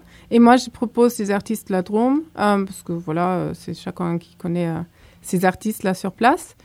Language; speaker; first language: French; non-native, fluent; German